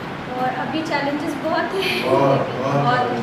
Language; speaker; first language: Hindi; native; Hindi